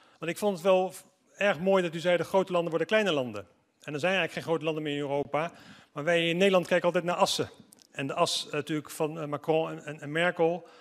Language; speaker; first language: Dutch; native; Dutch